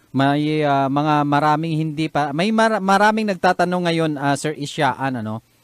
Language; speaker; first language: Filipino; non-native, local second language; Hiligaynon